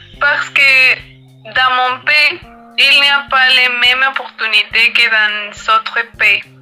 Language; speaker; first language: French; non-native, learner; Spanish